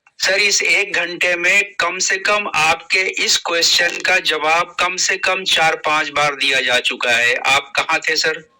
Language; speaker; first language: Hindi; native; Hindi